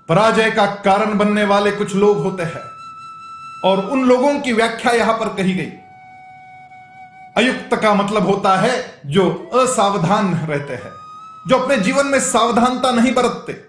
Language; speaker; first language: Hindi; native; Hindi